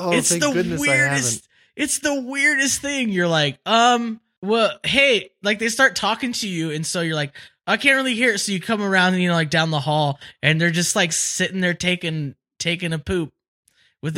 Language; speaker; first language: English; native; English